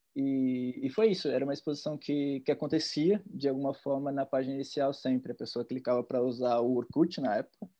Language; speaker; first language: Portuguese; native; Portuguese